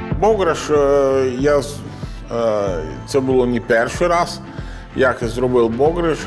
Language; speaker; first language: Ukrainian; non-native, learner; Italian